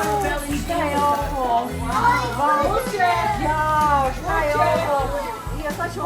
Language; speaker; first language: Bosnian; native; Bosnian